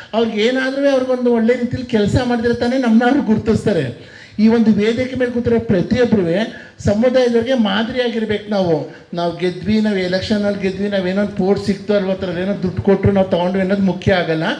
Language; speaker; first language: Kannada; native; Kannada